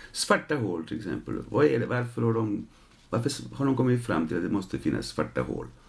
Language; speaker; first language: Swedish; non-native, fluent; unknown